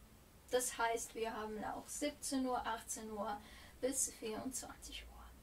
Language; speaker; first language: German; non-native, fluent; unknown